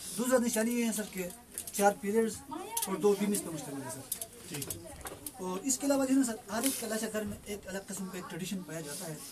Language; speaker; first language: Urdu; non-native, local second language; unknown